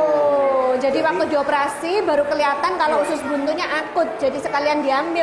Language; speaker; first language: Indonesian; native; Indonesian